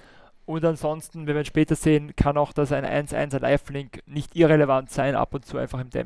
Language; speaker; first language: German; native; German